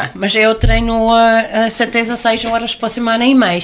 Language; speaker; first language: Portuguese; non-native, learner; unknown